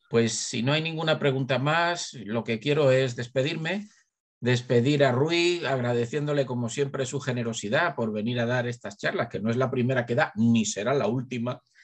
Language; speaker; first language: Spanish; native; Spanish